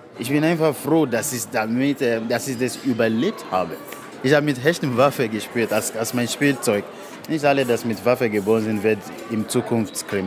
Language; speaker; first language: German; non-native, fluent; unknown